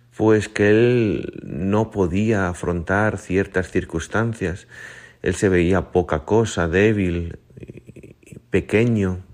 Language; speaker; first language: Spanish; native; Spanish